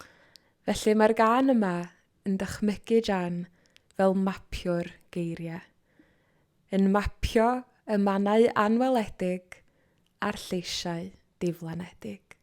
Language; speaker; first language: Welsh; native; Welsh